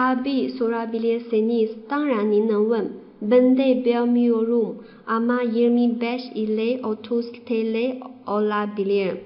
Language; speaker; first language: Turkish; non-native, fluent; Chinese